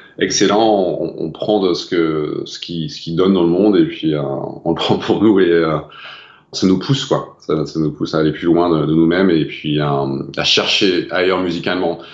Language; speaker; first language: French; non-native, fluent; English